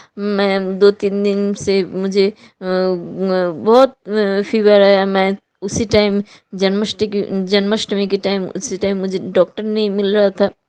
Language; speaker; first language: Hindi; non-native, local second language; Bangla